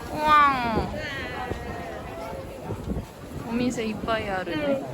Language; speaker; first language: Japanese; non-native, learner; Korean